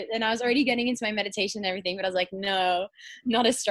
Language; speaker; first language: English; native; English